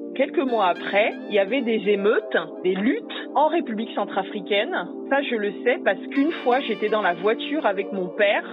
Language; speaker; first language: French; native; French